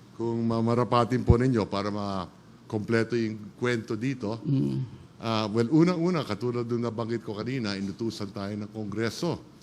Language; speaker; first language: Filipino; native; Filipino